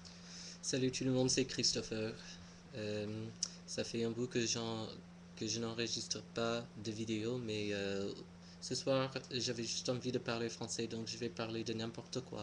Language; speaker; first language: French; non-native, fluent; English